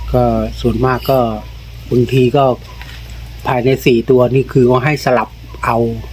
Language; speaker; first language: Thai; non-native, local second language; Khmer